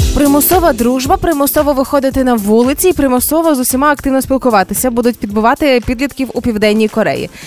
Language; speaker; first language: Ukrainian; native; Ukrainian